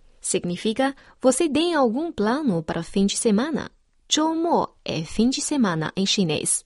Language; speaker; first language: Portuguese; non-native, fluent; Chinese